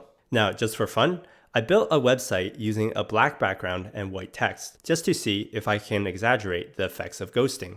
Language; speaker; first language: English; native; English